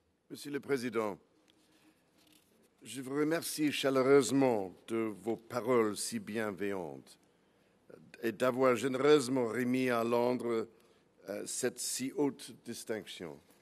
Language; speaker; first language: French; non-native, fluent; English